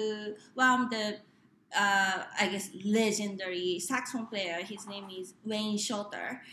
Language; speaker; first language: English; non-native, fluent; Japanese